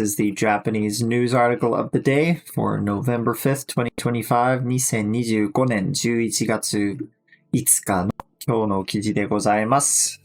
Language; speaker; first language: Japanese; non-native, fluent; English